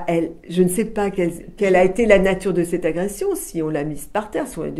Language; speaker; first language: French; native; French